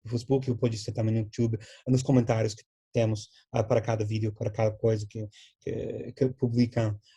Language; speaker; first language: Portuguese; non-native, fluent; English